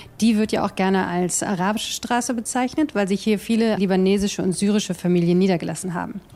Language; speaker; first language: German; native; German